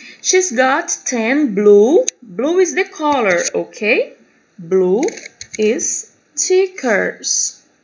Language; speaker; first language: English; non-native, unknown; Portuguese